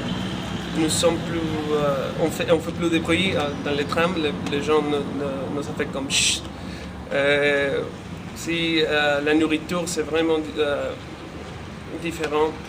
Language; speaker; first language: French; non-native, learner; Spanish